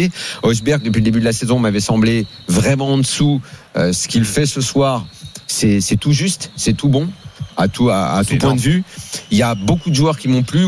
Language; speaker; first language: French; native; French